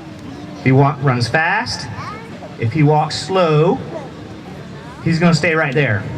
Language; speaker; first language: English; native; English